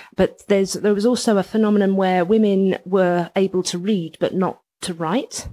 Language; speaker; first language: English; native; English